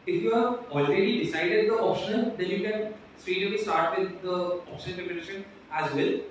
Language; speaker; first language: English; non-native, local second language; Marathi